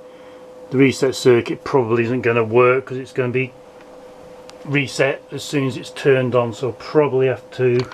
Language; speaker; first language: English; native; English